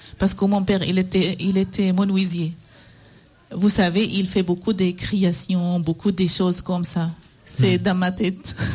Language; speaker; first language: French; non-native, learner; Arabic